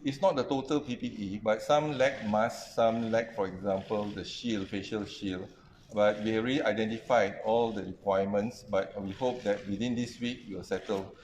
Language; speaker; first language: English; non-native, local second language; Malay